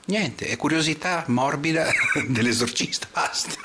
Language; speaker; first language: Italian; non-native, fluent; Portuguese